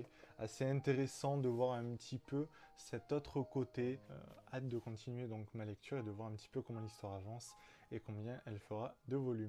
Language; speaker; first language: French; native; French